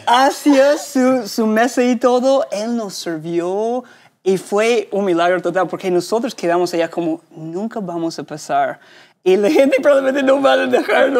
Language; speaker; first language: Spanish; non-native, fluent; English